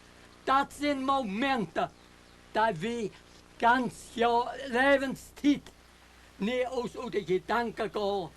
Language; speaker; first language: German; early bilingual, heritage; German